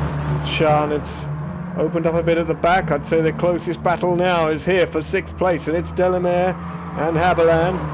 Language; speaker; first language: English; native; English